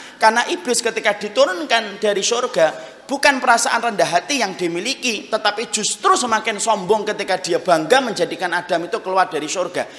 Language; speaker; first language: Indonesian; native; Indonesian